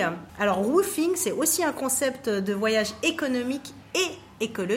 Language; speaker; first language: French; native; French